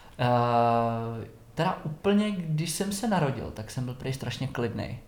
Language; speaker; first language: Czech; native; Czech